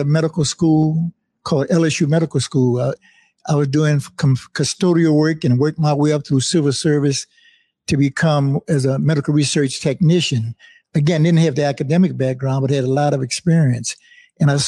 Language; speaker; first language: English; native; English